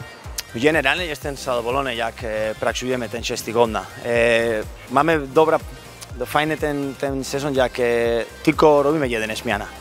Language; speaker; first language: Polish; non-native, learner; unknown